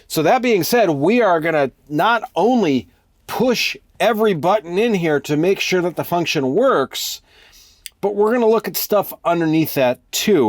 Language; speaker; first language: English; native; English